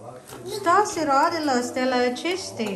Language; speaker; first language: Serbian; non-native, learner; Filipino